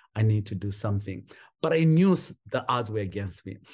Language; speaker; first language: English; non-native, local second language; Kinyarwanda